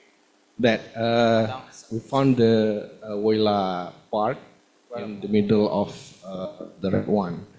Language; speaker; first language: English; non-native, learner; Indonesian